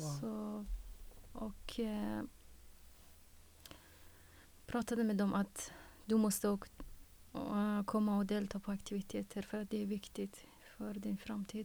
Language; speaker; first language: Swedish; non-native, fluent; Persian